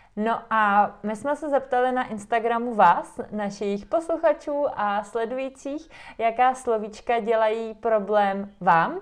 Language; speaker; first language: Czech; native; Czech